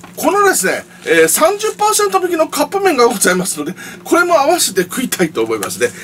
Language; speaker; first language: Japanese; native; Japanese